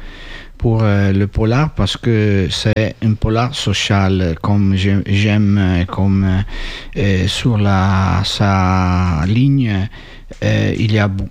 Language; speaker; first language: French; non-native, fluent; Italian